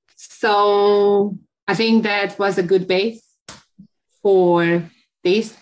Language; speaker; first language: English; non-native, fluent; Hungarian